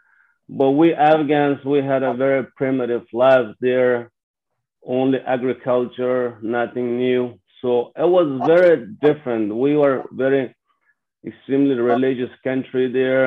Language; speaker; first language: English; non-native, fluent; Persian